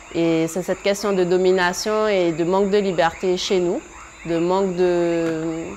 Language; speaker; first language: French; native; French